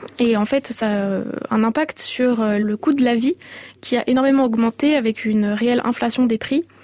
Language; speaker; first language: French; native; French